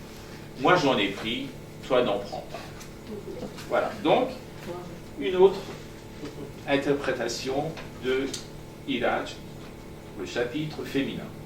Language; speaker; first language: French; non-native, fluent; Persian